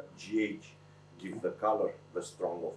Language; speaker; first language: English; non-native, learner; Romanian